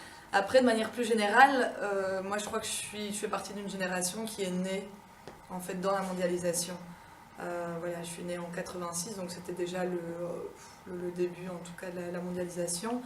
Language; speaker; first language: French; native; French